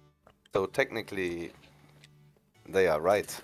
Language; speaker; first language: English; non-native, fluent; German